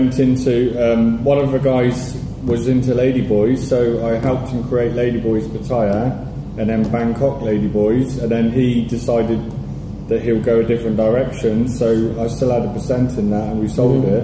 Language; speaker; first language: English; native; English